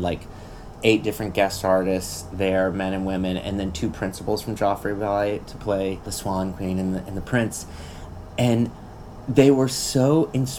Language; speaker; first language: English; native; English